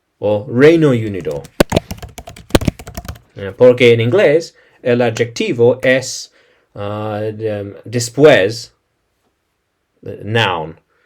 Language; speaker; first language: Spanish; non-native, learner; English